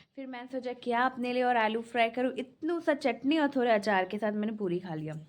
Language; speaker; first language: Hindi; non-native, local second language; Bangla